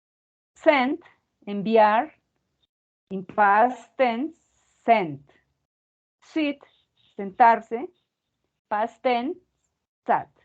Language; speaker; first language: English; non-native, learner; Spanish